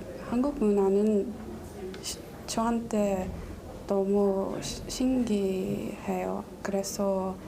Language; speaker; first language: Korean; non-native, learner; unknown